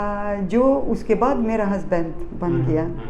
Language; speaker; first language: Hindi; non-native, fluent; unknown